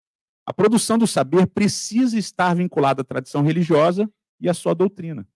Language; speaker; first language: Portuguese; native; Portuguese